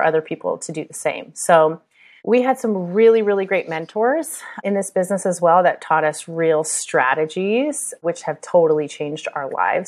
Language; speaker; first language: English; native; English